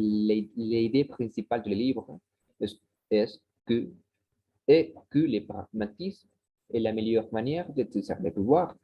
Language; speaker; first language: French; non-native, learner; Spanish